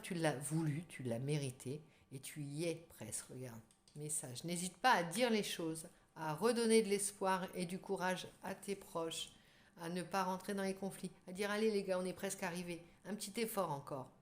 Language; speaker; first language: French; native; French